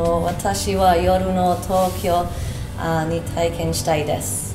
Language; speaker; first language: Japanese; non-native, learner; English